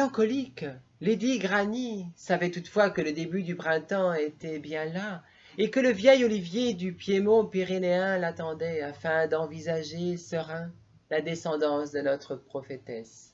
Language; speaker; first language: French; native; French